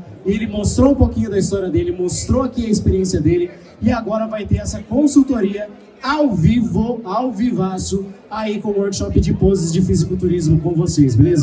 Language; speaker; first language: Portuguese; native; Portuguese